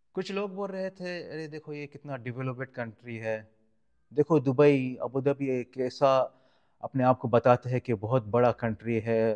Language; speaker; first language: Urdu; non-native, fluent; Arabic